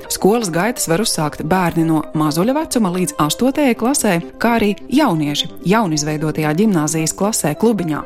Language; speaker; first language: Latvian; native; Latvian